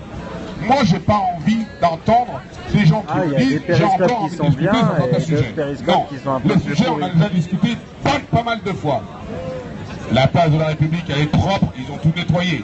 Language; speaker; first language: French; native; French